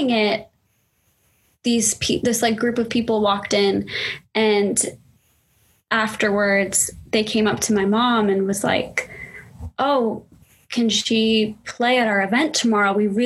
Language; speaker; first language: English; native; English